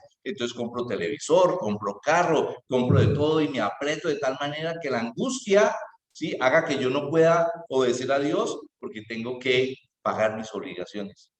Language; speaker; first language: Spanish; native; Spanish